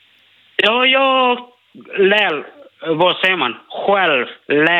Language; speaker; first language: Swedish; non-native, learner; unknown